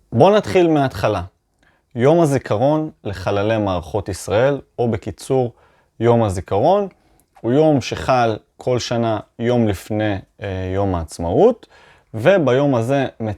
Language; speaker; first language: Hebrew; native; Hebrew